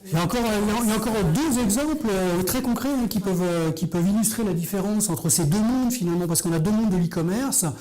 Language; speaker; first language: French; native; French